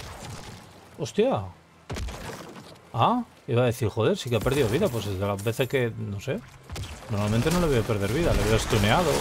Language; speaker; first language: Spanish; native; Spanish